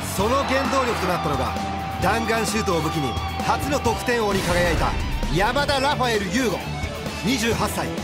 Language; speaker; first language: Japanese; native; Japanese